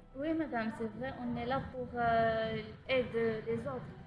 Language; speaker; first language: French; non-native, learner; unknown